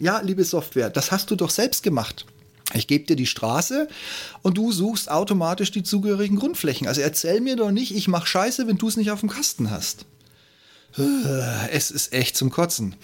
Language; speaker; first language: German; native; German